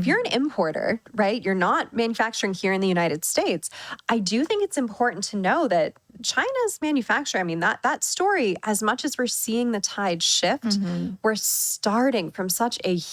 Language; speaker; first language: English; native; English